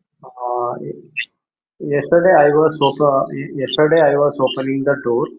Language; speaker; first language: English; non-native, learner; Hindi